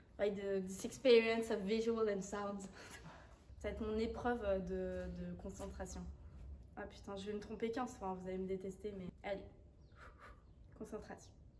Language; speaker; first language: French; native; French